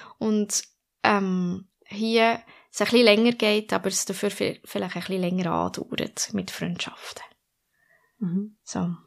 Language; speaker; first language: German; non-native, local second language; French